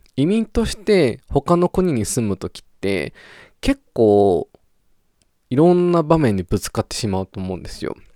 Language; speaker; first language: Japanese; native; Japanese